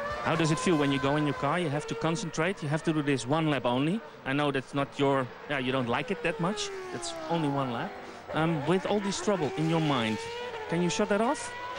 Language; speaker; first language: English; non-native, fluent; Dutch